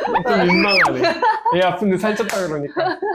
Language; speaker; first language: Korean; native; Korean